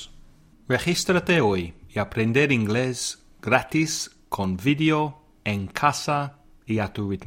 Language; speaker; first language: Spanish; non-native, fluent; English